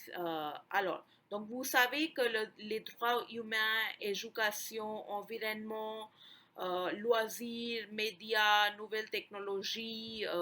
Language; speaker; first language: French; non-native, fluent; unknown